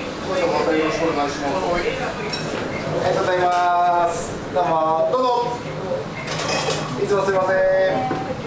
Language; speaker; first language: Japanese; native; Japanese